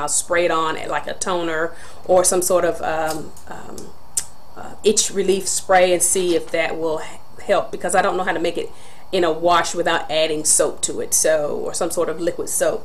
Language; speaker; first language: English; native; English